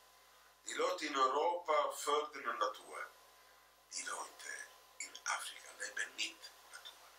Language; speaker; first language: German; non-native, fluent; Italian